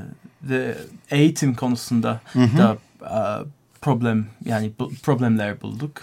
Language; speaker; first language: Turkish; non-native, learner; English